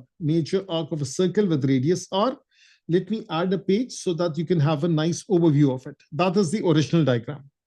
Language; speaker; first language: English; non-native, local second language; Urdu